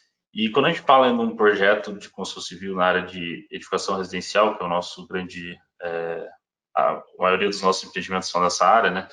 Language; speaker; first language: Portuguese; native; Portuguese